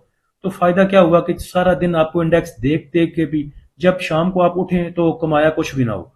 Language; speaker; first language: Hindi; native; Hindi